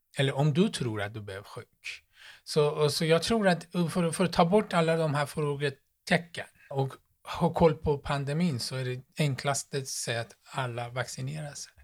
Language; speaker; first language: Swedish; non-native, fluent; Persian